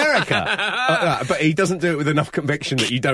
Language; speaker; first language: English; native; English